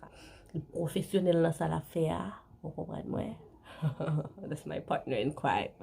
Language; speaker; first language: French; non-native, learner; Haitian Creole